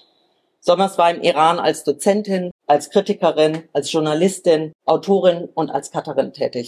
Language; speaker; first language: German; native; German